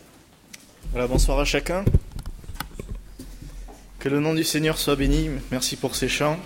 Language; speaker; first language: French; native; French